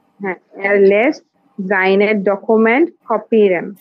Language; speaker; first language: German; non-native, learner; Bangla